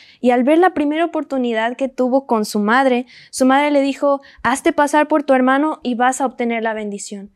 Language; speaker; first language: Spanish; native; Spanish